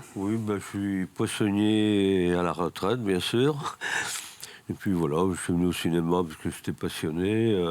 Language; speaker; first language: French; native; French